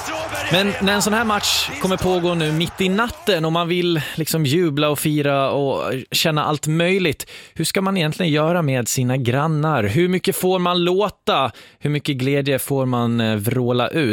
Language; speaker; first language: Swedish; native; Swedish